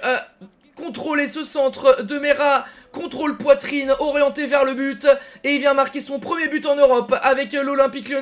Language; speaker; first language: French; native; French